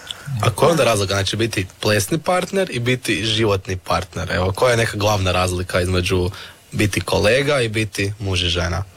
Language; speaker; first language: Serbian; native; Serbian